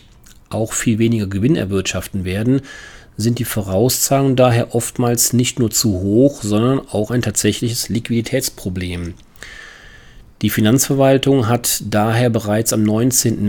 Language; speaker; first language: German; native; German